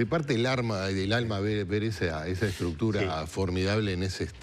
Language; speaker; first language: Spanish; native; Spanish